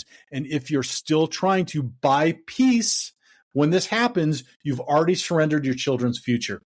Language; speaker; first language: English; native; English